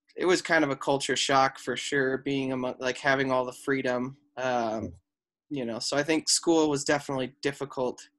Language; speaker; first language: English; native; English